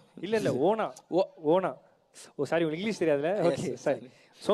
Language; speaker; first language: Tamil; native; Tamil